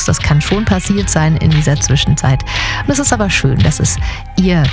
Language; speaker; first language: German; native; German